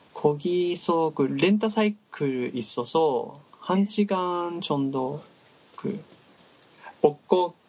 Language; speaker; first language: Korean; non-native, learner; Japanese